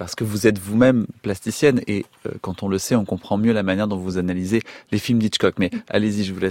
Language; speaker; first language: French; native; French